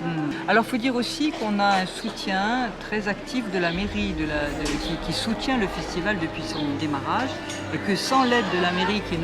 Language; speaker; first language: French; native; French